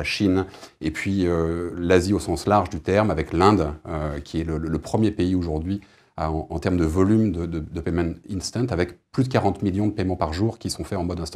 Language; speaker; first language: French; native; French